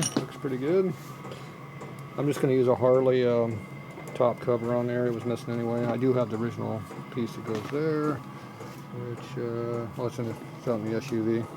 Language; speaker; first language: English; native; English